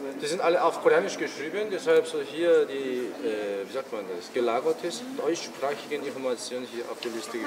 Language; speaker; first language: German; non-native, learner; Korean